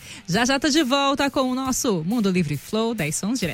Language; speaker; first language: Portuguese; native; Portuguese